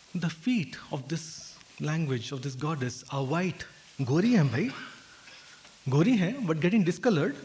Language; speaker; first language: English; non-native, local second language; Hindi